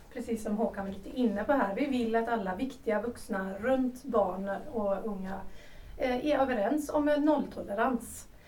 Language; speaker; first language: Swedish; native; Swedish